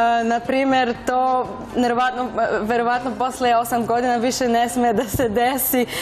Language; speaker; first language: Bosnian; non-native, fluent; Spanish